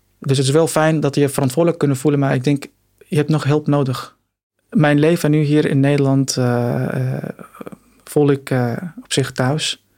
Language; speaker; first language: Dutch; non-native, fluent; Arabic